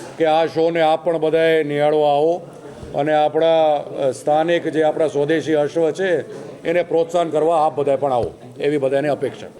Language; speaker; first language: Gujarati; native; Gujarati